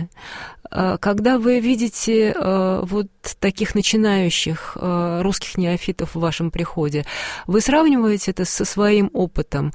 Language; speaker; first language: Russian; native; Russian